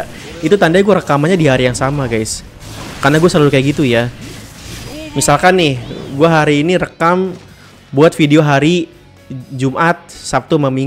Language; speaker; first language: Indonesian; native; Indonesian